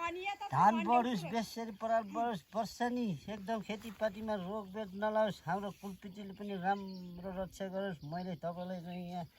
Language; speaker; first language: Nepali; native; Nepali